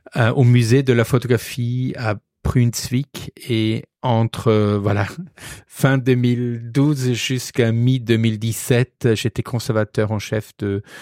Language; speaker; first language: French; non-native, fluent; German